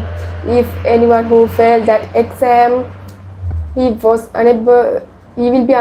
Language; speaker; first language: English; non-native, learner; Sinhala